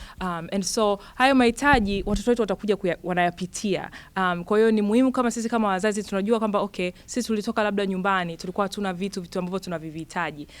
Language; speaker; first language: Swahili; native; Swahili